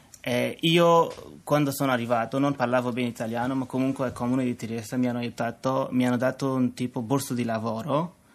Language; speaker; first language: Italian; non-native, learner; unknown